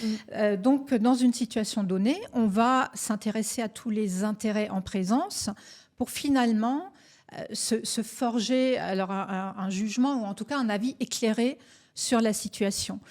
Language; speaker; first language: French; native; French